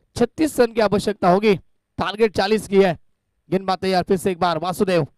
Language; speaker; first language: Hindi; non-native, local second language; Marathi